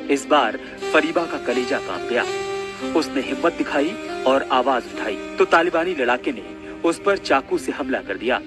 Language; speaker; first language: Hindi; native; Hindi